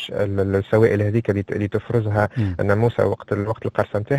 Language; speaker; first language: Arabic; native; Arabic